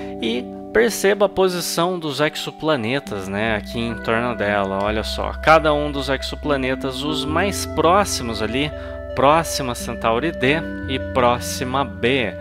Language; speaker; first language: Portuguese; native; Portuguese